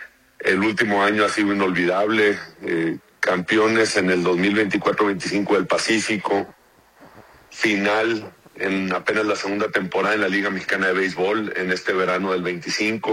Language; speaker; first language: Spanish; native; Spanish